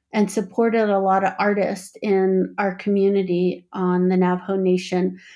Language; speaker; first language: English; native; English